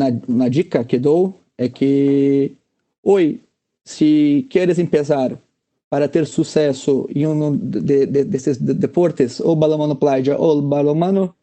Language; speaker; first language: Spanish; non-native, fluent; Portuguese